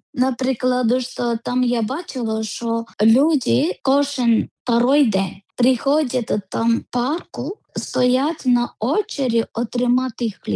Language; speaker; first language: Ukrainian; non-native, learner; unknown